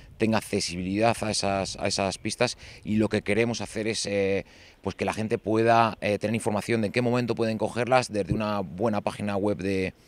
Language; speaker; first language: Spanish; native; Spanish